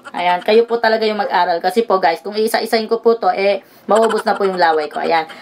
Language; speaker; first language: Filipino; native; Filipino